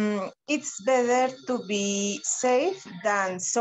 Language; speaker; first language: English; non-native, learner; Spanish